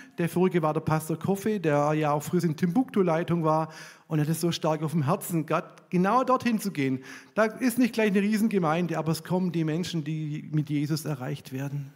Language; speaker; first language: German; native; German